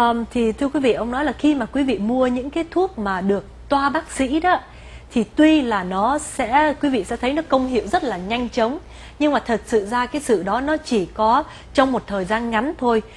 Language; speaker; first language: Vietnamese; native; Vietnamese